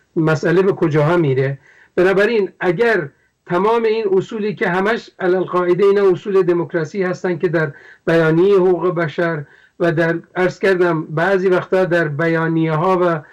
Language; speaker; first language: Persian; non-native, local second language; Kurdish